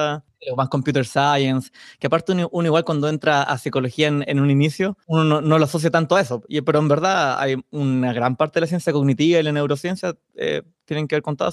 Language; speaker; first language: Spanish; native; Spanish